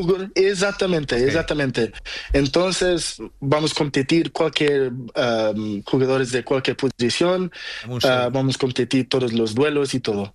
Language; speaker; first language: Spanish; non-native, learner; Portuguese